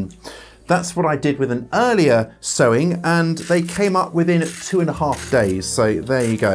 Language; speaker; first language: English; native; English